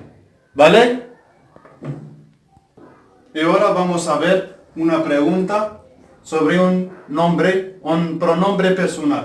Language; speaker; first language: Spanish; non-native, fluent; Arabic